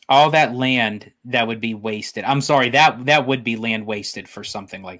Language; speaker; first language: English; native; English